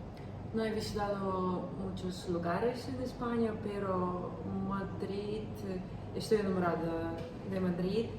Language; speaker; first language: Spanish; non-native, learner; Ukrainian